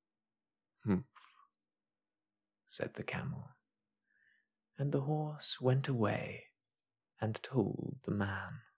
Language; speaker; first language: English; native; English